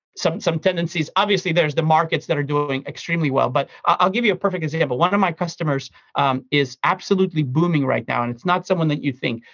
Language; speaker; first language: English; early bilingual, other home language; Russian